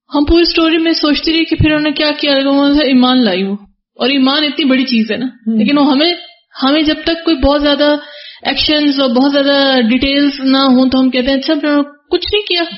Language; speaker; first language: Urdu; native; Urdu